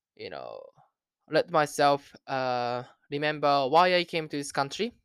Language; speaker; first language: English; non-native, learner; Japanese